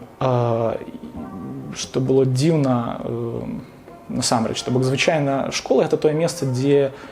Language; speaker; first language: Belarusian; non-native, local second language; Russian